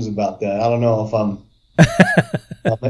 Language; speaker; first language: English; native; English